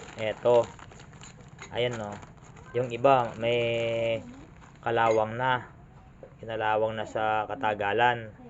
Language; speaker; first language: Filipino; non-native, local second language; Pampanga